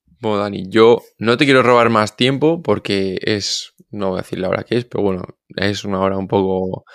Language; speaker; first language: Spanish; native; Spanish